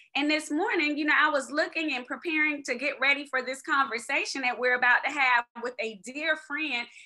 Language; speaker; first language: English; native; English